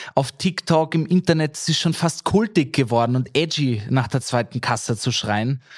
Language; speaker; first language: German; native; German